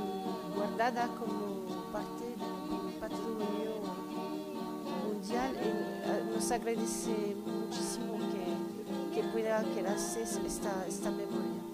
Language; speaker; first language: Spanish; non-native, fluent; French